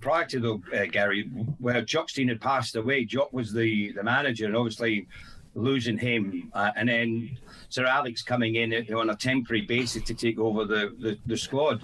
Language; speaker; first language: English; native; English